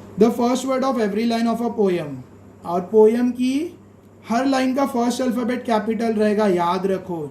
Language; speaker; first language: Hindi; native; Hindi